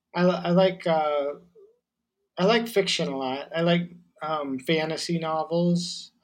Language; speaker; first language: English; native; English